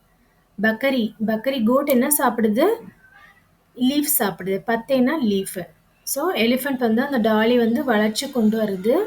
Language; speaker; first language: Tamil; native; Tamil